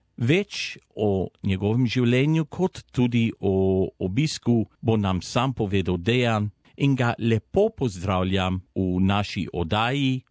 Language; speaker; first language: Slovenian; early bilingual, heritage; Slovenian